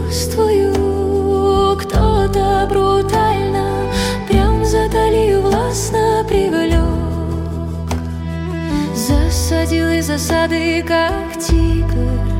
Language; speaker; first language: Russian; native; Russian